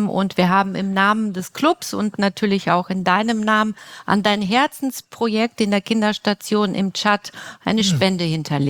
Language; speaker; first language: German; native; German